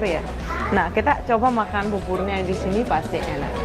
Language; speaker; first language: Indonesian; non-native, fluent; Russian